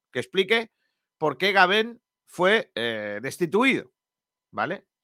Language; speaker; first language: Spanish; native; Spanish